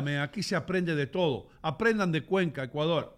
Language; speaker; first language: Spanish; native; Spanish